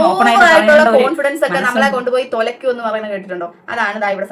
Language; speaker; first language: Malayalam; native; Malayalam